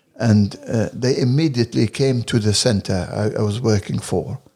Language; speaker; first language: English; non-native, fluent; Arabic